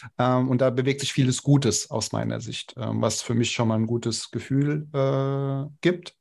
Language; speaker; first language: German; non-native, local second language; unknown